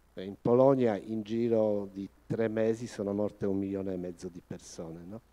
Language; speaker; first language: Italian; non-native, fluent; Polish